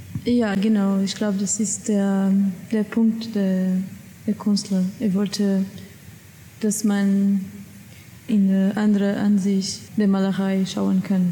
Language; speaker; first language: German; non-native, learner; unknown